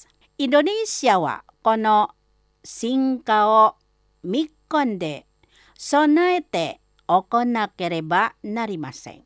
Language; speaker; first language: Japanese; non-native, fluent; Indonesian